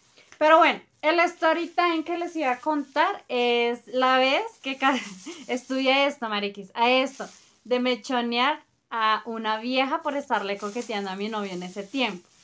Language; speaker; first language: Spanish; native; Spanish